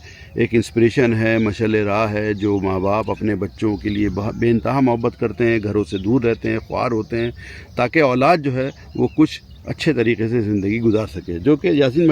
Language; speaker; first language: Hindi; native; Hindi